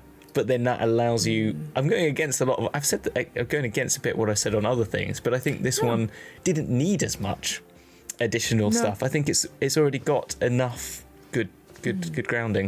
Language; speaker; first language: English; native; English